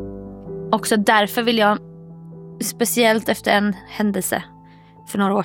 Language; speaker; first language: Swedish; native; Swedish